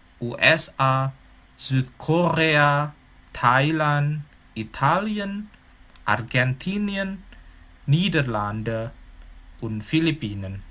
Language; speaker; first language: German; non-native, fluent; Indonesian